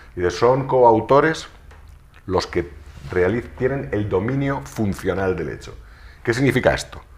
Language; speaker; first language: Spanish; native; Spanish